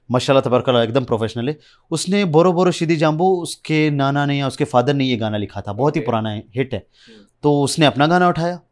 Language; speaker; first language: Urdu; early bilingual, heritage; Urdu